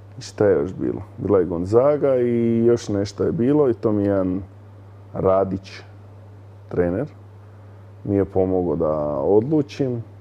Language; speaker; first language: Croatian; native; Croatian